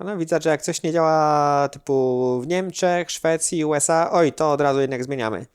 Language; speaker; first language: Polish; native; Polish